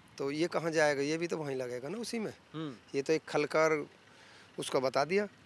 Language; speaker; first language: Hindi; native; Hindi